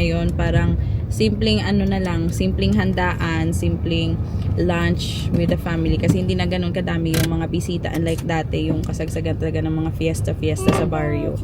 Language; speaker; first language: Filipino; non-native, local second language; Hiligaynon